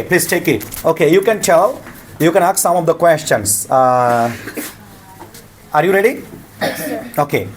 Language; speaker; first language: English; non-native, fluent; Bangla